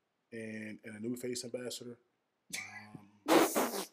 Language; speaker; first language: English; native; English